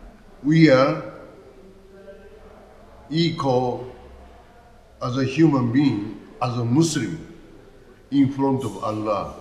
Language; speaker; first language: English; non-native, learner; Japanese